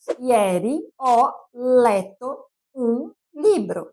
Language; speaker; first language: Italian; non-native, fluent; Portuguese